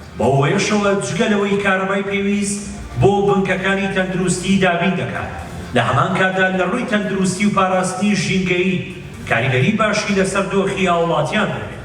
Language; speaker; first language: Central Kurdish; native; Central Kurdish